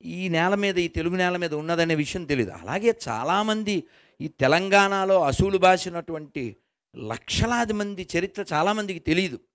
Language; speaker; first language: Telugu; native; Telugu